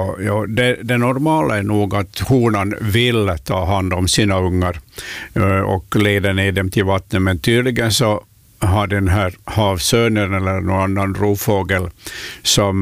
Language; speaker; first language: Swedish; native; Swedish